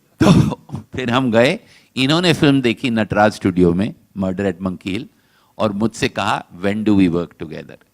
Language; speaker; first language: Hindi; non-native, local second language; Kashmiri